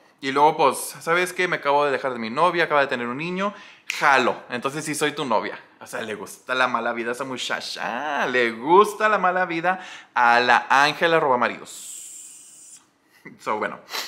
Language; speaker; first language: Spanish; early bilingual, heritage; Spanish